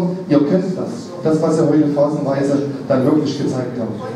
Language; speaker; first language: German; native; German